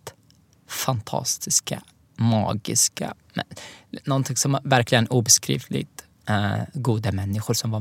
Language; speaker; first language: Swedish; non-native, fluent; Arabic